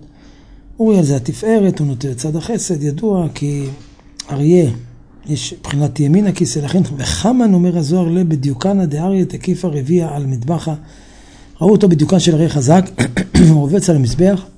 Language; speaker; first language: Hebrew; native; Hebrew